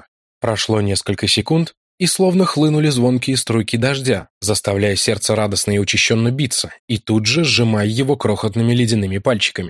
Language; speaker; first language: Russian; native; Russian